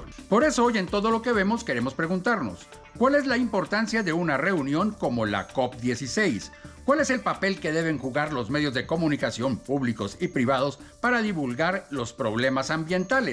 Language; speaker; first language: Spanish; native; Spanish